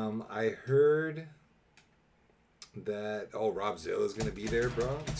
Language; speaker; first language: English; native; English